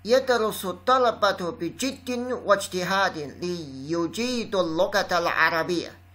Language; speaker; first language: Arabic; non-native, learner; Chinese